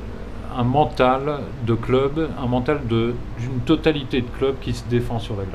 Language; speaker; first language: French; native; French